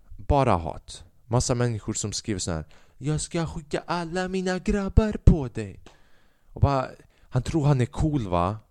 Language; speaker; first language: Swedish; early bilingual, other home language; Albanian